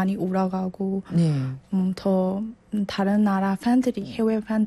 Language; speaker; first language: Korean; non-native, learner; Burmese